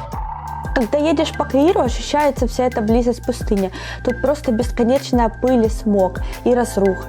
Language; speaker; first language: Russian; native; Russian